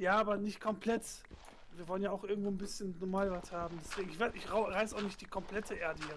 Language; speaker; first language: German; native; German